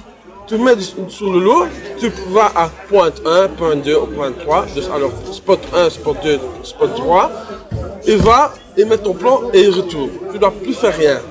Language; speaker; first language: French; non-native, learner; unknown